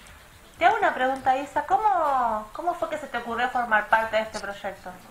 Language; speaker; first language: Spanish; native; Spanish